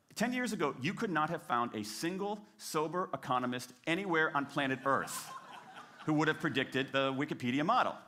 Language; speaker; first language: English; native; English